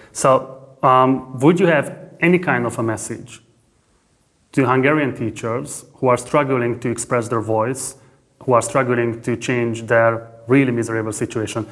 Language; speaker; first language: English; non-native, fluent; Hungarian